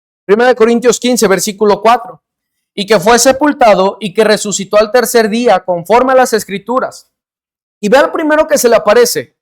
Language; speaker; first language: Spanish; native; Spanish